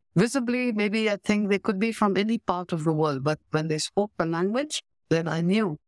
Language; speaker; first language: English; native; English